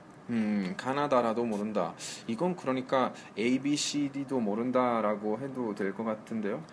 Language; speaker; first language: Korean; non-native, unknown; Italian